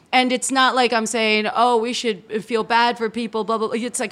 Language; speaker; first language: English; native; English